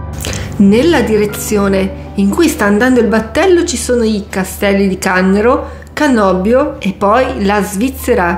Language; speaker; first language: Italian; native; Italian